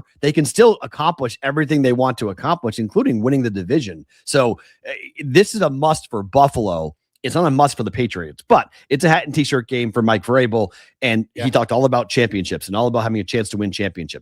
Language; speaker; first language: English; native; English